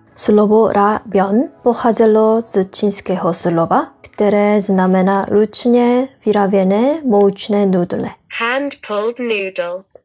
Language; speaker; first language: Czech; non-native, fluent; Korean